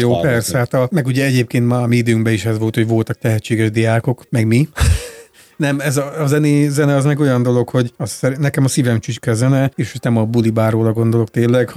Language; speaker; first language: Hungarian; native; Hungarian